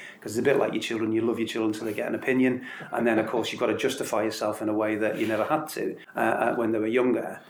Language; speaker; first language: English; native; English